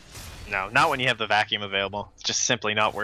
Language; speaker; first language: English; native; English